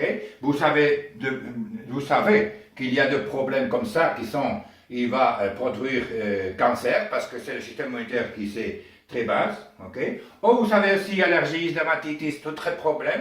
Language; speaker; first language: French; non-native, learner; Spanish